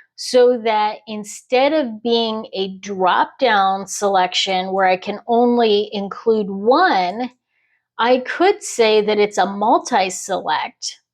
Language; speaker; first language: English; native; English